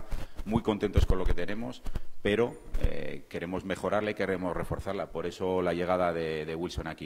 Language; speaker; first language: Spanish; native; Spanish